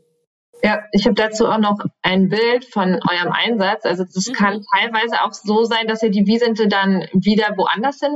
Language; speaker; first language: German; native; German